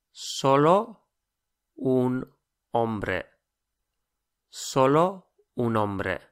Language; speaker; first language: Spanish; non-native, fluent; English